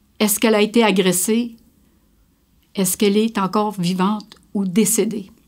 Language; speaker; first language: French; native; French